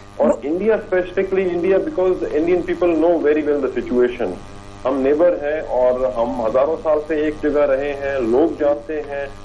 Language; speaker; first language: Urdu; non-native, local second language; Baluchi